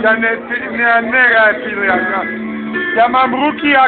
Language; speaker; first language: Slovak; non-native, learner; English